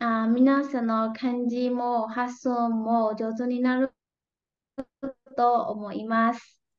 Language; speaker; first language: Japanese; non-native, learner; Burmese